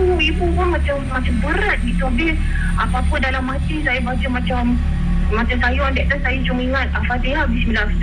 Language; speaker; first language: Malay; native; Malay